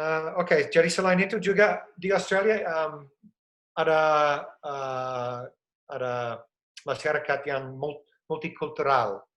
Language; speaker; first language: Indonesian; non-native, fluent; English